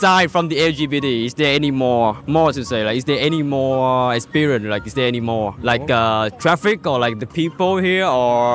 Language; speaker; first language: English; non-native, learner; Vietnamese